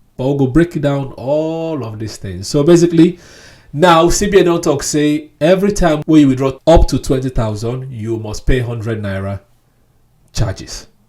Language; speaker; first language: Nigerian Pidgin; non-native, local second language; Yoruba